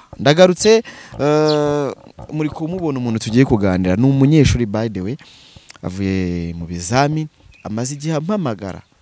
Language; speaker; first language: Kinyarwanda; native; Kinyarwanda